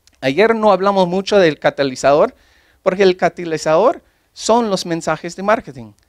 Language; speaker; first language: Spanish; non-native, fluent; English